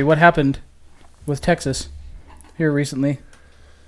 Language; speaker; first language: English; native; English